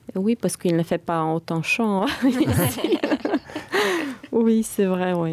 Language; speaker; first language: French; non-native, fluent; Bulgarian